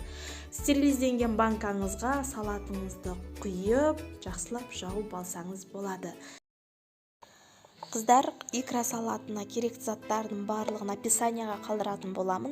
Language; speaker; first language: Kazakh; native; Kazakh